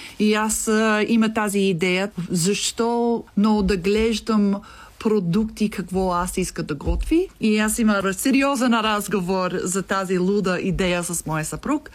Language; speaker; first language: Bulgarian; non-native, learner; English